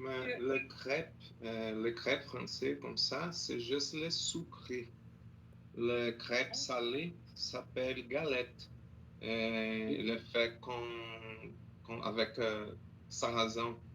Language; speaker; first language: French; non-native, learner; Portuguese